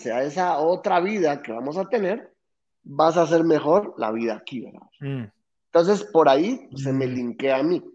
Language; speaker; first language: Spanish; native; Spanish